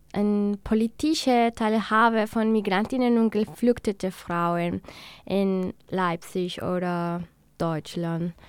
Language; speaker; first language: German; non-native, learner; Spanish